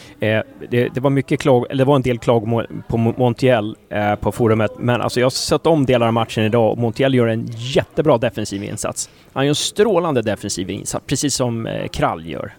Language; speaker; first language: Swedish; native; Swedish